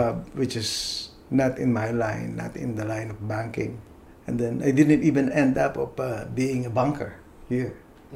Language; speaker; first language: English; non-native, local second language; Filipino